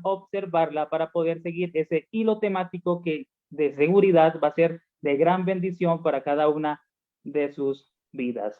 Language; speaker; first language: Spanish; native; Spanish